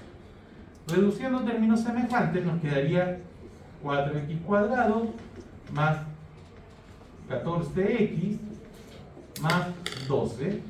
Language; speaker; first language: Spanish; native; Spanish